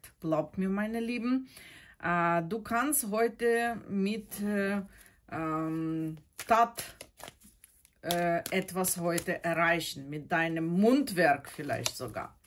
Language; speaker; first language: German; non-native, fluent; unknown